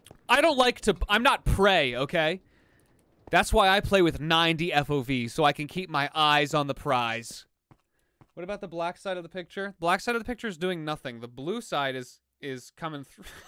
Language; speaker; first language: English; native; English